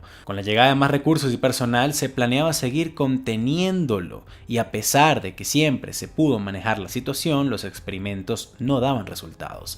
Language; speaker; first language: Spanish; native; Spanish